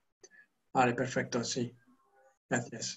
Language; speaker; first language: Spanish; non-native, local second language; Catalan